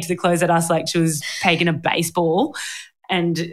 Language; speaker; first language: English; native; English